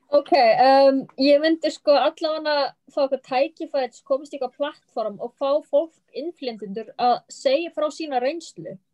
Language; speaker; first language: Icelandic; early bilingual, other home language; Arabic